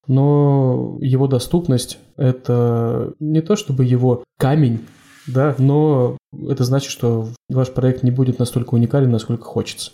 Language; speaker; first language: Russian; native; Russian